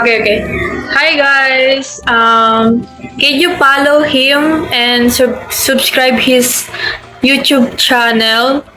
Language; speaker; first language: English; non-native, local second language; Filipino